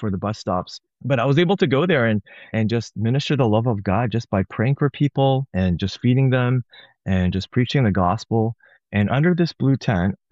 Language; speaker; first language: English; native; English